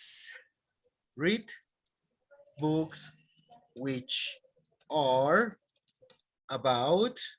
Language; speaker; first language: English; non-native, fluent; Spanish